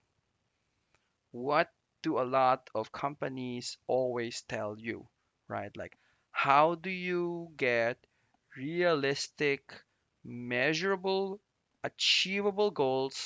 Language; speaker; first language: English; non-native, local second language; Filipino